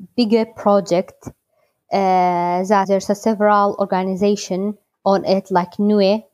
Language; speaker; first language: English; non-native, learner; Kurdish